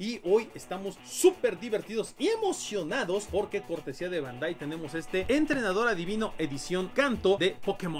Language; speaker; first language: Spanish; native; Spanish